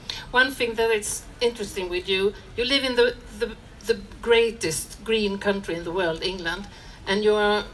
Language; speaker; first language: English; non-native, fluent; Swedish